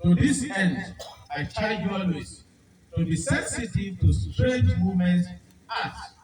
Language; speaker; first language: English; non-native, local second language; Yoruba